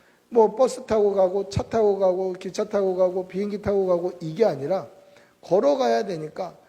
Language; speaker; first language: Korean; native; Korean